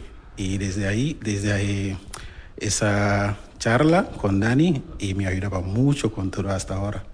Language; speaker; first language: Spanish; non-native, learner; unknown